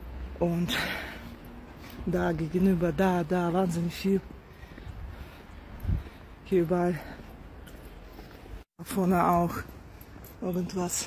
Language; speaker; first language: German; non-native, fluent; Russian